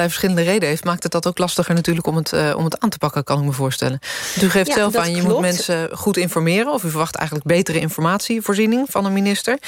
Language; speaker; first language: Dutch; native; Dutch